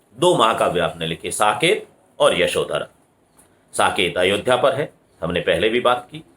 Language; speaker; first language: Hindi; native; Hindi